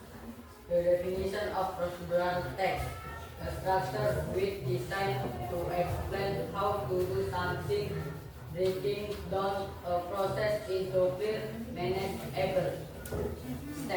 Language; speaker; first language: English; non-native, learner; Indonesian